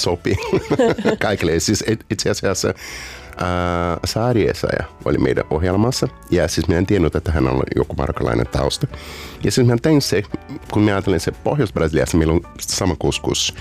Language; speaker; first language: Finnish; non-native, fluent; Portuguese